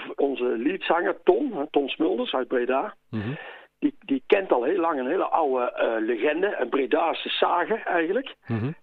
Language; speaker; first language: Dutch; native; Dutch